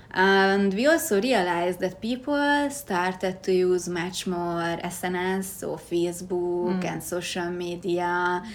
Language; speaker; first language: English; non-native, fluent; Hungarian